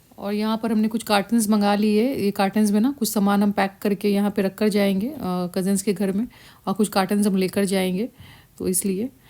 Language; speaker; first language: Hindi; native; Hindi